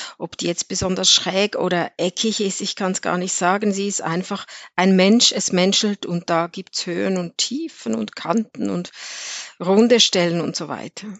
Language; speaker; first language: German; native; German